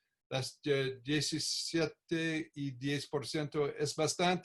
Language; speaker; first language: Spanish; non-native, learner; English